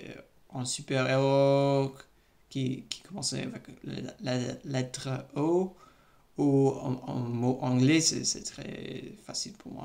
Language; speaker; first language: French; non-native, learner; English